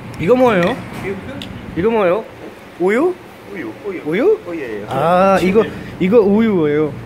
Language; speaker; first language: Korean; non-native, learner; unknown